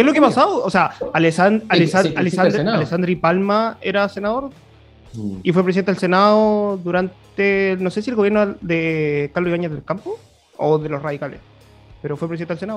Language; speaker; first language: Spanish; native; Spanish